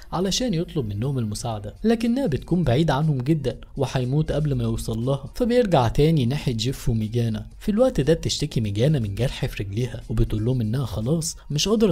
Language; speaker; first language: Arabic; native; Arabic